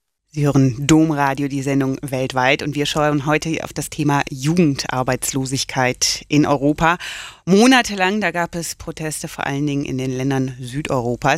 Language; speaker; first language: German; native; German